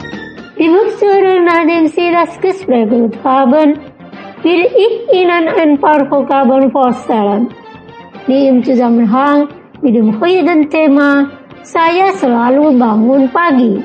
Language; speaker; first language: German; non-native, fluent; Indonesian